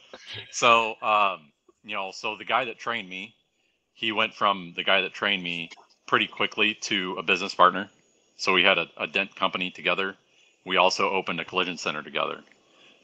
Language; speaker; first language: English; native; English